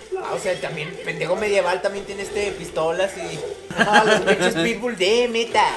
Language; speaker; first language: Spanish; native; Spanish